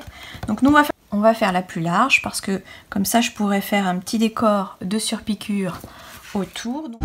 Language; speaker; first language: French; native; French